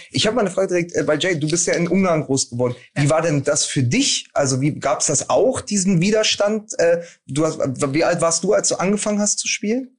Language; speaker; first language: German; native; German